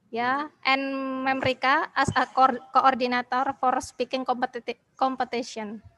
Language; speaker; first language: English; non-native, learner; Indonesian